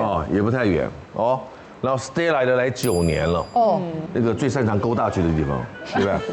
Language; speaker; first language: Chinese; native; Chinese